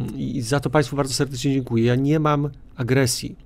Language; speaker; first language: Polish; native; Polish